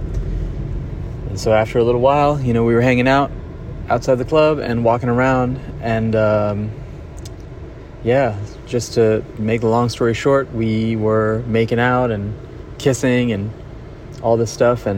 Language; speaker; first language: English; non-native, local second language; Hindi